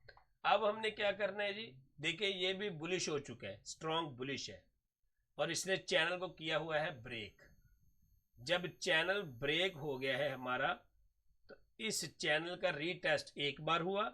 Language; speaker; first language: Hindi; non-native, local second language; Punjabi